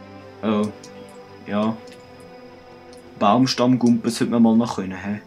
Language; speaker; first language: German; native; German